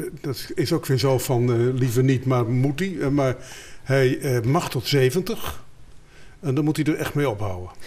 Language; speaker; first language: Dutch; native; Dutch